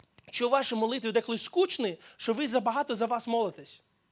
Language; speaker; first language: Ukrainian; early bilingual, heritage; Ukrainian